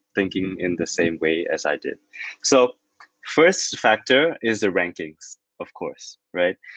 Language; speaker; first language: English; non-native, fluent; Thai